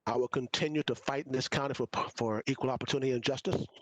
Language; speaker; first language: English; native; English